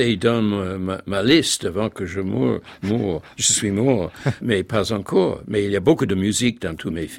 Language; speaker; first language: French; non-native, fluent; English